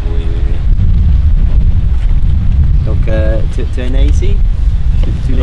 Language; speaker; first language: French; non-native, fluent; English